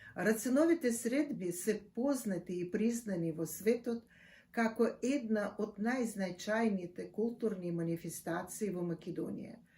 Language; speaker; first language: Macedonian; non-native, fluent; Russian